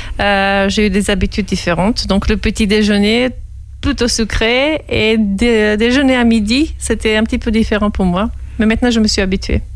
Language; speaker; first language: French; non-native, fluent; Serbian